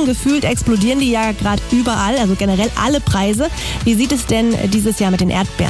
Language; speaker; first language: German; native; German